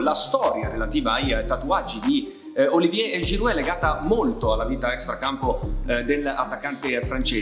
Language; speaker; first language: Italian; native; Italian